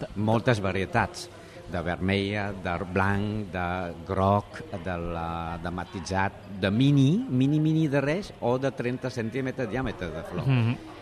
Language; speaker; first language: Catalan; non-native, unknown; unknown